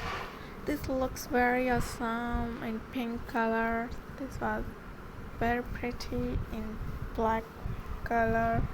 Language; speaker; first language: English; non-native, learner; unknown